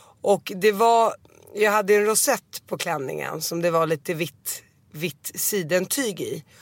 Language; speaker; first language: Swedish; early bilingual, other home language; Arabic